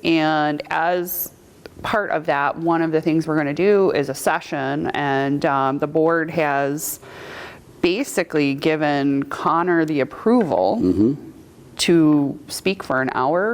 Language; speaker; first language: English; native; English